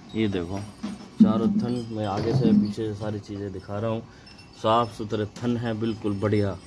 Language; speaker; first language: Hindi; native; Hindi